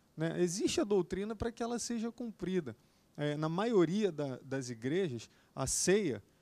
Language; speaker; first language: Portuguese; native; Portuguese